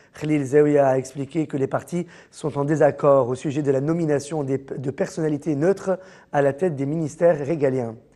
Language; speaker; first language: French; non-native, local second language; Arabic